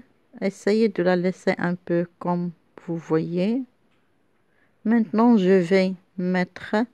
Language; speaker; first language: French; non-native, local second language; Arabic